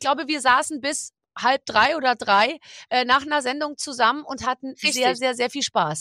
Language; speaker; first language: German; native; German